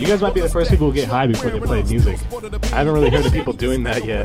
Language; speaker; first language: English; native; English